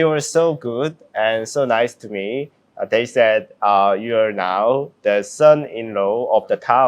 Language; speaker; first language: English; non-native, learner; Korean